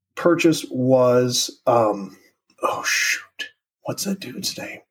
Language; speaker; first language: English; native; English